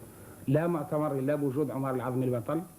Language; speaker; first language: Arabic; native; Arabic